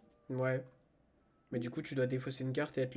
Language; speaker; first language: French; native; French